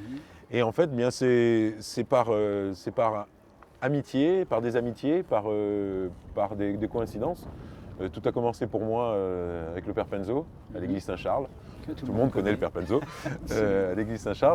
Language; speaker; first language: French; native; French